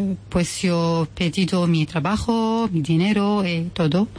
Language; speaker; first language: Spanish; non-native, learner; Arabic